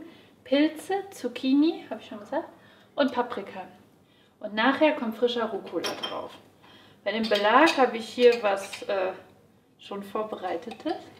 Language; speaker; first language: German; native; German